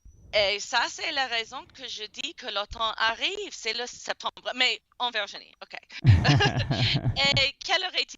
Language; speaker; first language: French; non-native, fluent; English